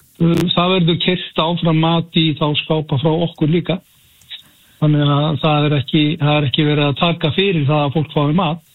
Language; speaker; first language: Icelandic; native; Icelandic